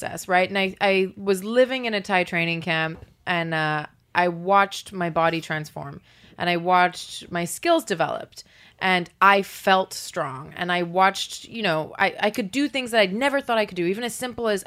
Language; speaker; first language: English; native; English